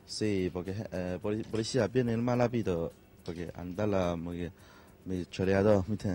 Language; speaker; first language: Spanish; non-native, learner; Chinese